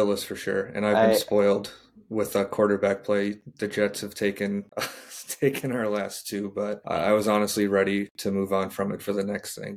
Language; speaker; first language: English; native; English